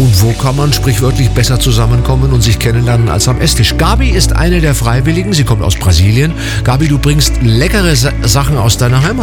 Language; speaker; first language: German; native; German